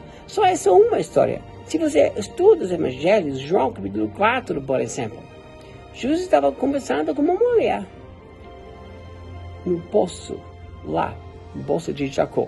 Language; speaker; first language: Portuguese; non-native, fluent; German